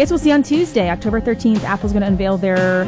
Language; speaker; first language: English; native; English